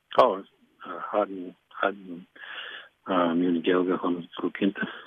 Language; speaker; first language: Irish; non-native, learner; English